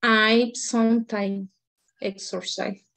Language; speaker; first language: English; non-native, learner; Spanish